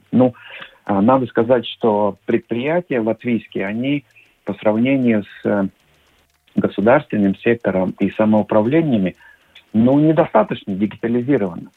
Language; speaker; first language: Russian; non-native, local second language; Latvian